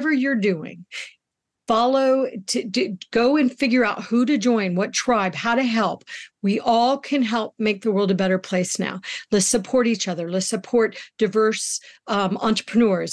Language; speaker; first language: English; native; English